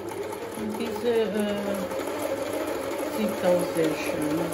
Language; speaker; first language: German; non-native, fluent; Croatian